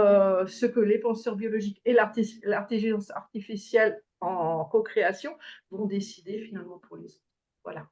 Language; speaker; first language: French; native; French